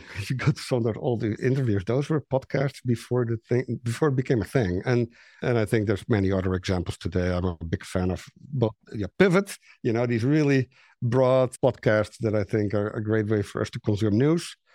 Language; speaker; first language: English; non-native, fluent; Dutch